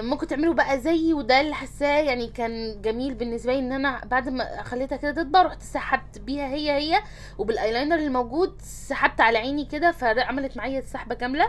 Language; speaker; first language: Arabic; native; Arabic